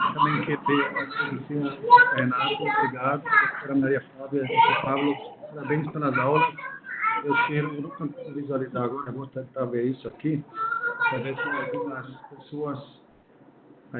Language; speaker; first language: Portuguese; non-native, fluent; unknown